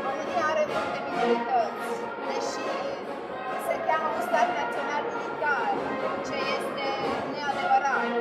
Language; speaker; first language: Romanian; non-native, local second language; Hungarian